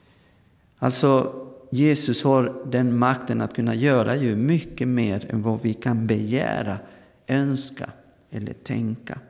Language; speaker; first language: Swedish; non-native, fluent; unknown